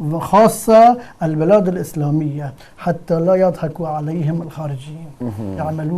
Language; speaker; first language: Arabic; non-native, fluent; Persian